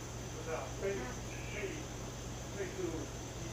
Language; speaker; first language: Chinese; non-native, learner; English